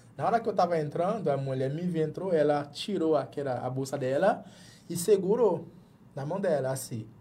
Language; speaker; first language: Portuguese; non-native, fluent; Jamaican Creole English